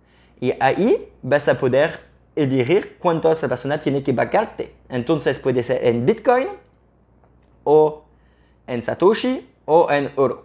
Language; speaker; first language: Spanish; non-native, fluent; French